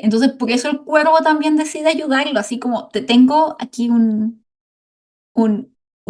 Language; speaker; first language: Spanish; native; Spanish